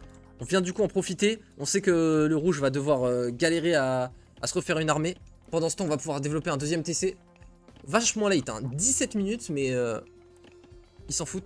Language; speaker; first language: French; native; French